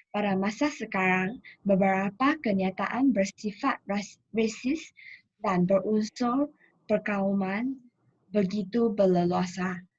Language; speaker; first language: Malay; non-native, local second language; Chinese